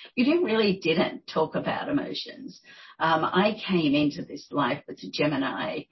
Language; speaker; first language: English; native; English